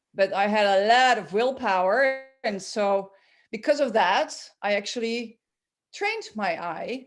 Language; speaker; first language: English; non-native, fluent; Dutch